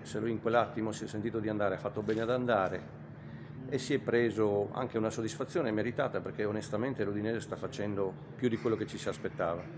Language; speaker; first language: Italian; native; Italian